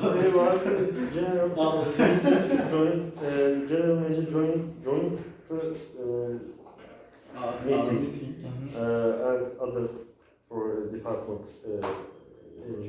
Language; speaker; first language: English; non-native, learner; Turkish